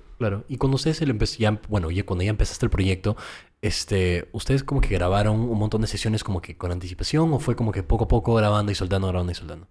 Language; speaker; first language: Spanish; native; Spanish